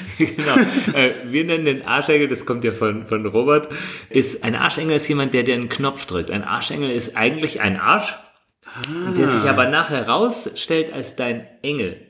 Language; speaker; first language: German; native; German